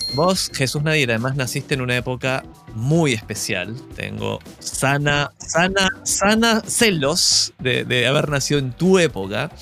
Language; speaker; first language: Spanish; native; Spanish